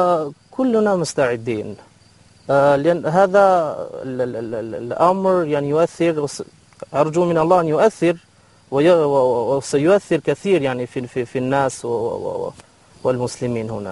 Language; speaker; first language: Arabic; non-native, local second language; Albanian